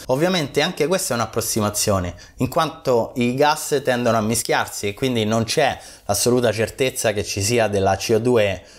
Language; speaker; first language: Italian; native; Italian